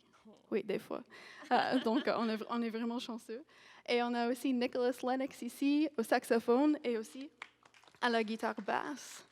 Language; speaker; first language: French; non-native, fluent; English